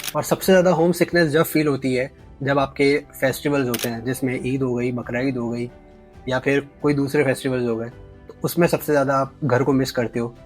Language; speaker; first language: Urdu; native; Urdu